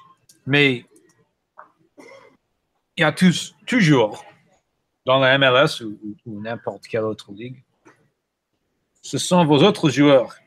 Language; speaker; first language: French; non-native, fluent; English